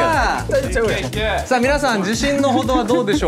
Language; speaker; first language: Japanese; native; Japanese